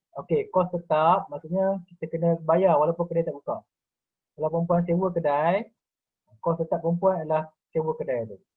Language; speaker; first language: Malay; native; Malay